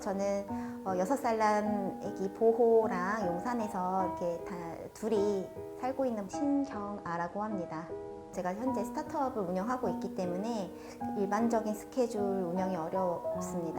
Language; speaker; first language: Korean; native; Korean